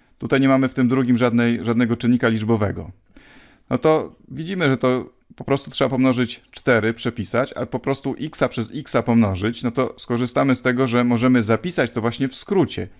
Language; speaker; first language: Polish; native; Polish